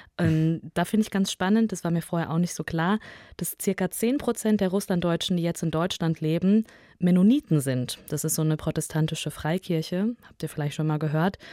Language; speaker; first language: German; early bilingual, other home language; Russian